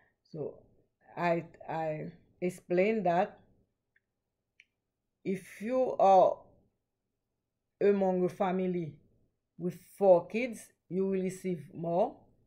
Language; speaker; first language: English; non-native, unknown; Haitian Creole